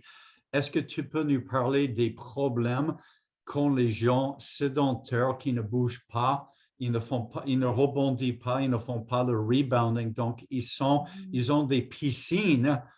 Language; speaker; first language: French; non-native, fluent; English